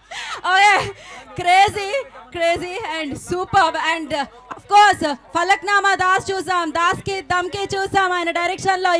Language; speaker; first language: Telugu; native; Telugu